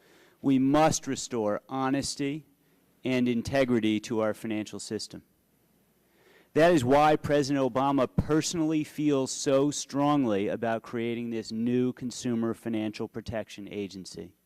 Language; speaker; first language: English; native; English